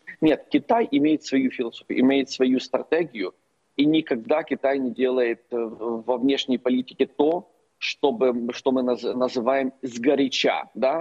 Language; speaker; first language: Russian; non-native, local second language; Ukrainian